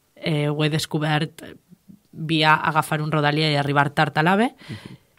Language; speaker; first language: Catalan; native; Catalan